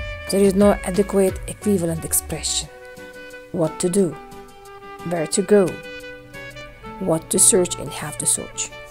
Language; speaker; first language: English; non-native, fluent; Uzbek